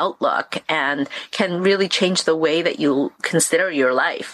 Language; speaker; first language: English; early bilingual, other home language; Korean